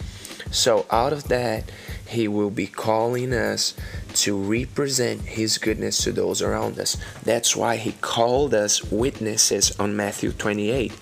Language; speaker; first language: English; non-native, fluent; Portuguese